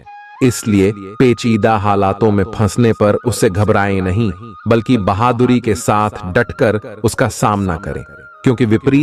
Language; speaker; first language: Hindi; native; Hindi